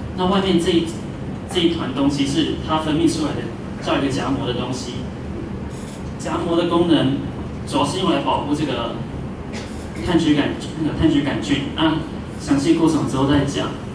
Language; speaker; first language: Chinese; native; Chinese